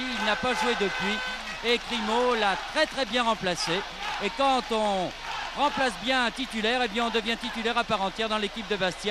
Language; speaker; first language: French; native; French